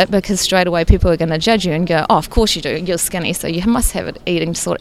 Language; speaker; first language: English; native; English